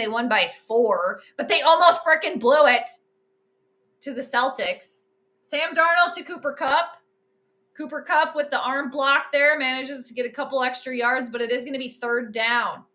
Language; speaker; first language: English; native; English